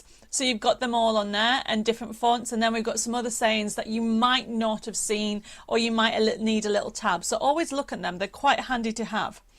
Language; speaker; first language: English; native; English